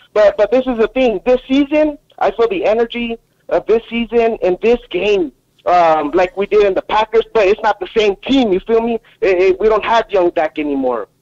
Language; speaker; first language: English; native; English